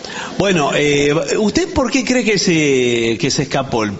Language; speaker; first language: Spanish; native; Spanish